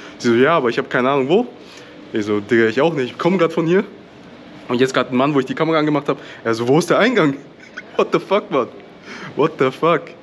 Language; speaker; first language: German; native; German